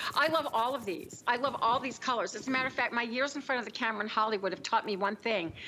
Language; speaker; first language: English; native; English